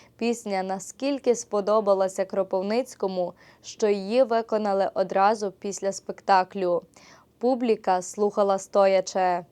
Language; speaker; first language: Ukrainian; early bilingual, heritage; Ukrainian